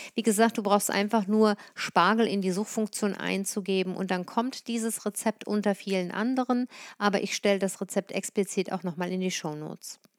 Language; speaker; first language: German; native; German